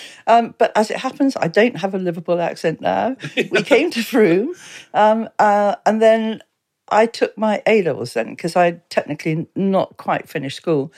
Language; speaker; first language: English; native; English